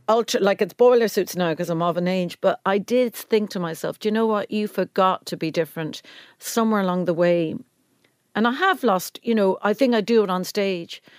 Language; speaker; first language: English; native; English